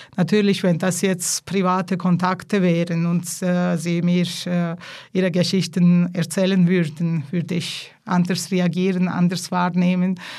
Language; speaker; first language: German; non-native, fluent; Georgian